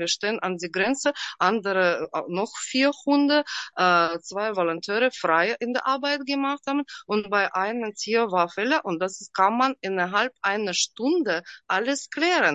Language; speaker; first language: German; non-native, learner; Russian